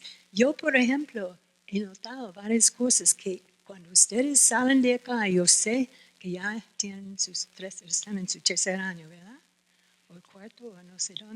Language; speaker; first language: Spanish; non-native, fluent; English